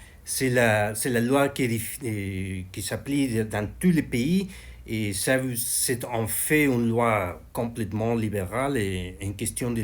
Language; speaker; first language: French; non-native, learner; Spanish